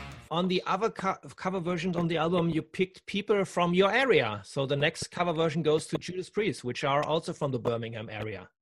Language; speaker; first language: English; non-native, fluent; German